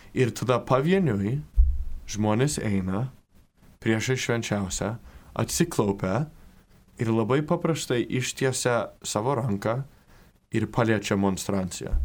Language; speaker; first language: Lithuanian; early bilingual, heritage; Lithuanian